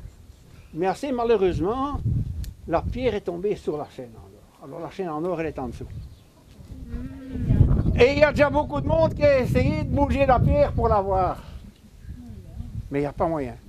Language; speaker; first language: French; native; French